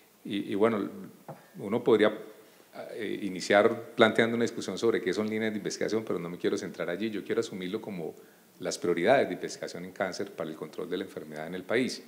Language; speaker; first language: Spanish; native; Spanish